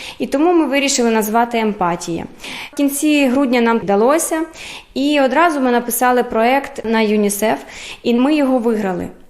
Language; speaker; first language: Ukrainian; early bilingual, heritage; Ukrainian